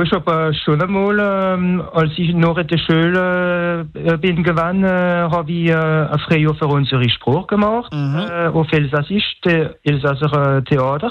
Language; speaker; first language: German; non-native, local second language; French